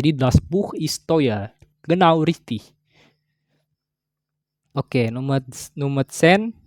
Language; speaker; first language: German; non-native, learner; Indonesian